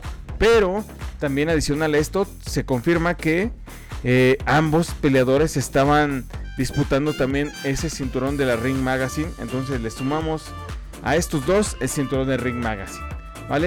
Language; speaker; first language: Spanish; native; Spanish